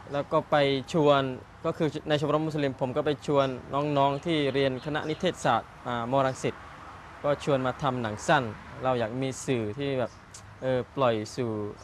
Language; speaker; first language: Thai; non-native, local second language; Malay